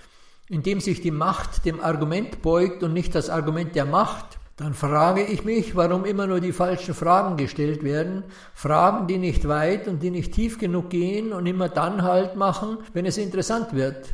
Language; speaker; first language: German; native; German